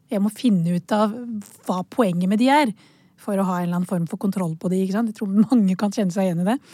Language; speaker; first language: Norwegian; early bilingual, other home language; Urdu